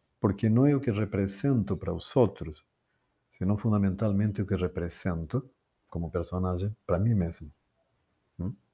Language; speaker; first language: Portuguese; non-native, fluent; Spanish